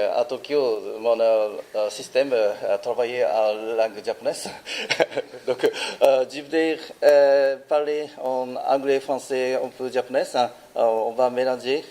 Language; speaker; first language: French; non-native, learner; Japanese